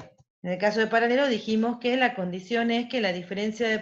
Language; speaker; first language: Spanish; native; Spanish